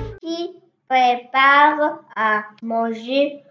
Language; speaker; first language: French; non-native, learner; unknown